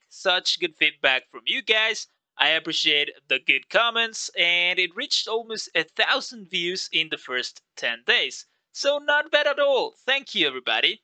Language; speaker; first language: English; non-native, fluent; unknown